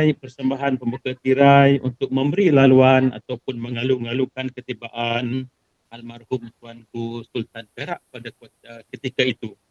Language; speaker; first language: Malay; native; Malay